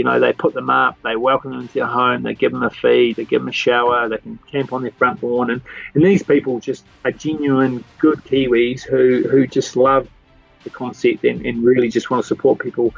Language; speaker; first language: English; native; English